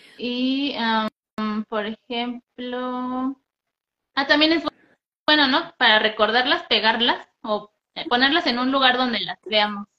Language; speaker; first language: Spanish; native; Spanish